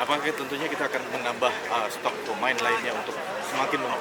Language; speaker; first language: Indonesian; native; Indonesian